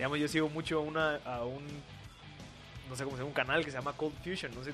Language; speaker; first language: Spanish; native; Spanish